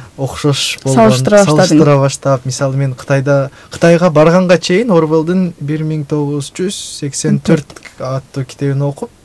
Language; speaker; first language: Kyrgyz; native; Kyrgyz